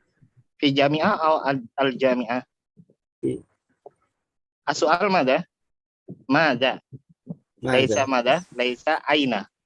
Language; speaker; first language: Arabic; non-native, fluent; Indonesian